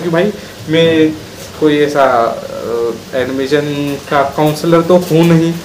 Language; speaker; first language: Hindi; non-native, local second language; Marathi